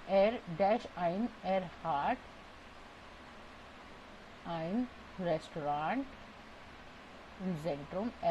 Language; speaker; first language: German; non-native, fluent; Hindi